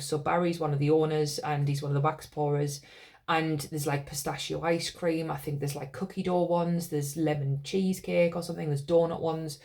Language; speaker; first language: English; native; English